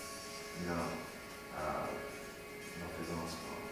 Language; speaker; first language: Spanish; non-native, learner; English